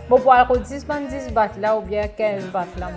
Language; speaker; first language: French; non-native, local second language; Morisyen